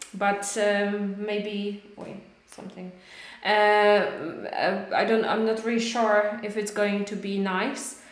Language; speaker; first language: English; non-native, fluent; Polish